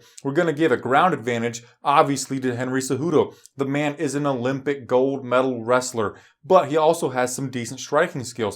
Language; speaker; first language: English; native; English